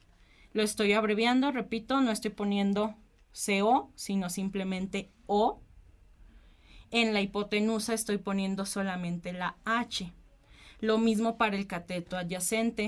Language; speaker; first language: Spanish; native; Spanish